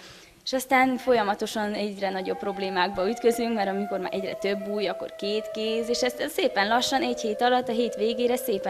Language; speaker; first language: Hungarian; native; Hungarian